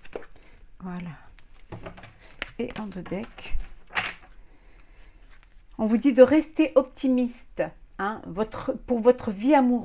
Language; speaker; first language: French; native; French